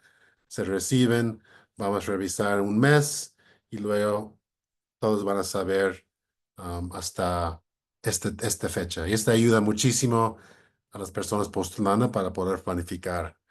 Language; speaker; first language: Spanish; non-native, fluent; English